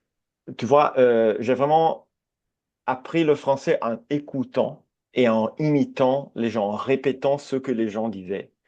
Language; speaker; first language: French; non-native, fluent; Italian